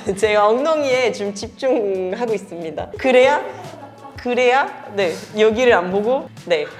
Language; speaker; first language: Korean; non-native, fluent; French